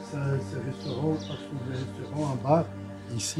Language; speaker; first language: French; non-native, local second language; Arabic